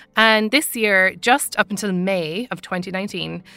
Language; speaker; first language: English; native; English